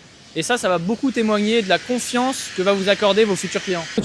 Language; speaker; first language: French; native; French